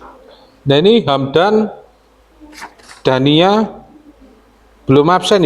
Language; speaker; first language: Indonesian; native; Indonesian